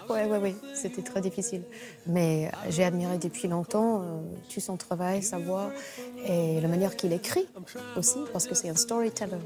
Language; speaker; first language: French; non-native, fluent; English